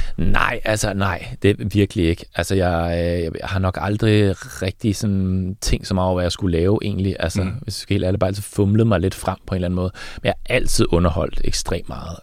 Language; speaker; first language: Danish; native; Danish